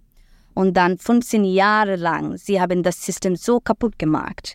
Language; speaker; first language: German; non-native, fluent; Bangla